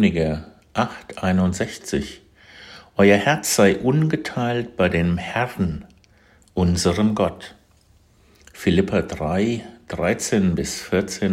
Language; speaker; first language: German; native; German